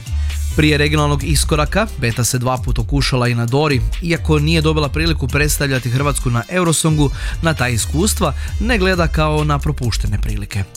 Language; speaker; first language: Croatian; native; Croatian